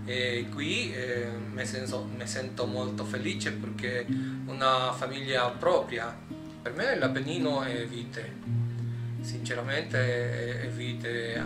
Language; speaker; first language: Italian; non-native, learner; Spanish